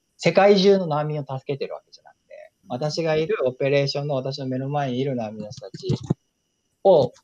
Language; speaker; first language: Japanese; native; Japanese